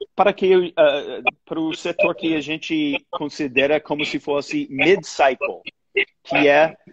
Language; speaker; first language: Portuguese; non-native, fluent; English